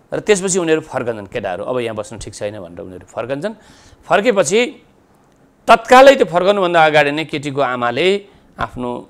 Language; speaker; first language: Nepali; native; Nepali